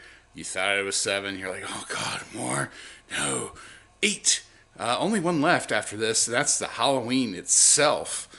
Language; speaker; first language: English; native; English